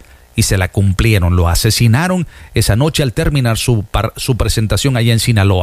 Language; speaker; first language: Spanish; native; Spanish